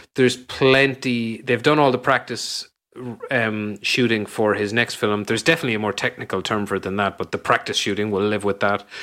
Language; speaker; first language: English; native; English